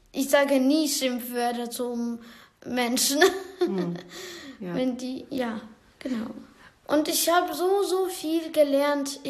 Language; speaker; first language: German; non-native, learner; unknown